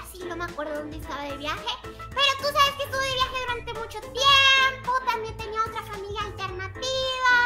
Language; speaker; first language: Spanish; native; Spanish